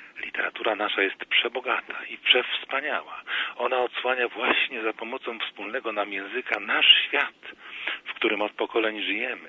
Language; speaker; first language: Polish; native; Polish